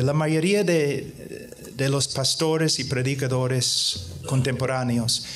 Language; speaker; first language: Spanish; non-native, fluent; English